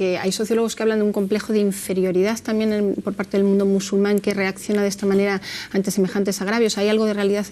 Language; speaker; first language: Spanish; native; Spanish